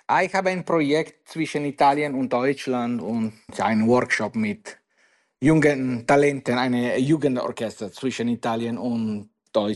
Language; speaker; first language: German; non-native, learner; Italian